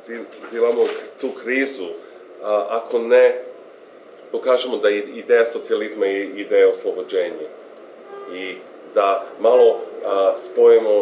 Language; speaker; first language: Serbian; non-native, fluent; English